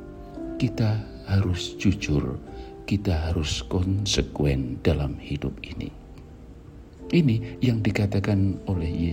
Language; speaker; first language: Indonesian; native; Indonesian